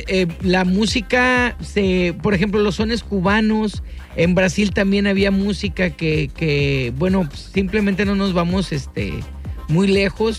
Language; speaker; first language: Spanish; native; Spanish